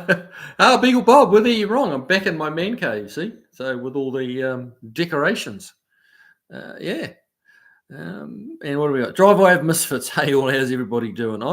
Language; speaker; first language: English; native; English